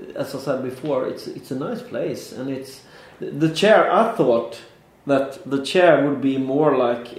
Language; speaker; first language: English; non-native, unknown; Swedish